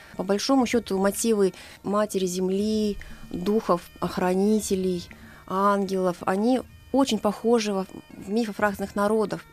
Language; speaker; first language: Russian; native; Russian